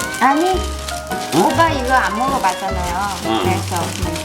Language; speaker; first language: Korean; non-native, learner; Chinese